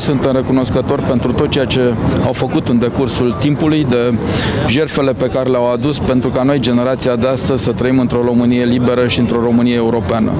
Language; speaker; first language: Romanian; native; Romanian